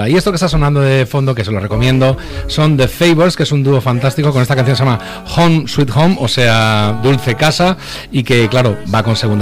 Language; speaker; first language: Spanish; native; Spanish